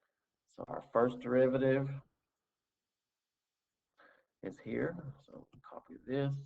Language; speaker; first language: English; native; English